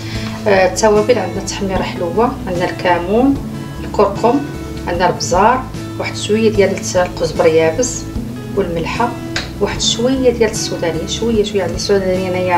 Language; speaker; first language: Arabic; native; Arabic